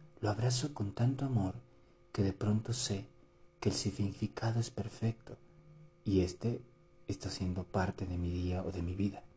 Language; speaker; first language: Spanish; native; Spanish